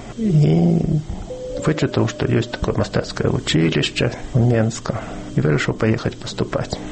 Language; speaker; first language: Belarusian; non-native, local second language; Russian